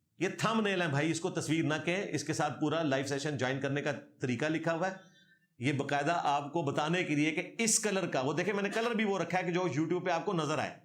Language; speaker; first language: Urdu; non-native, local second language; Punjabi